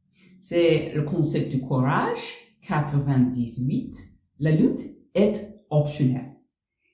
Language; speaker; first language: French; non-native, learner; English